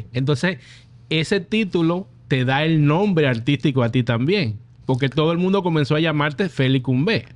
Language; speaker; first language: Spanish; native; Spanish